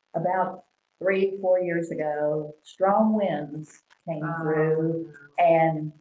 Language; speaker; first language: English; native; English